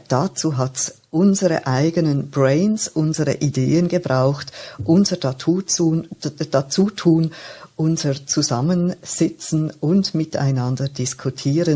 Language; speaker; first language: German; native; German